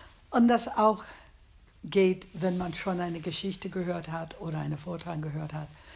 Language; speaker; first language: German; non-native, fluent; English